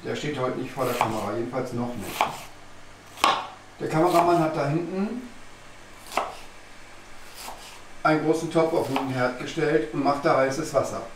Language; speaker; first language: German; native; German